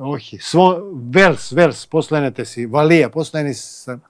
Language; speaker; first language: Greek; non-native, fluent; Serbian